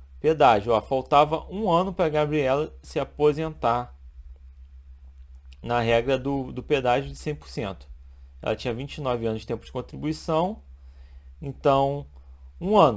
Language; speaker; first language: Portuguese; native; Portuguese